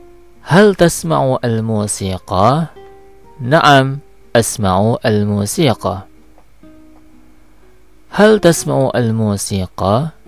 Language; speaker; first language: Arabic; non-native, local second language; Indonesian